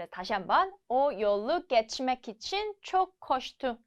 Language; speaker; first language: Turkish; non-native, fluent; Korean